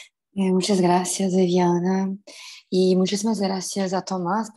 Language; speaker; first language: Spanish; non-native, fluent; Portuguese